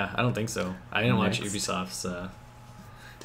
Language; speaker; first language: English; native; English